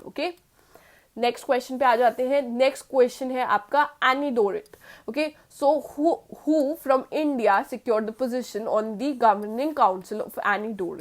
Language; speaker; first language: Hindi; native; Hindi